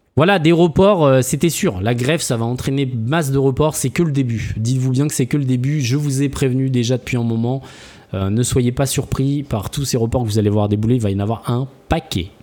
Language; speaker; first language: French; native; French